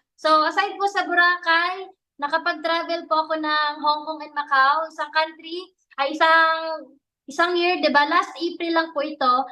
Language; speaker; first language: Filipino; non-native, local second language; Bikol